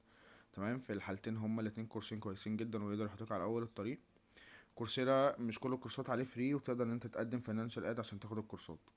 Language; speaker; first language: Arabic; native; Arabic